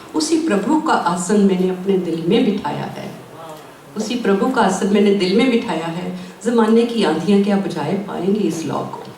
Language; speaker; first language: Hindi; native; Hindi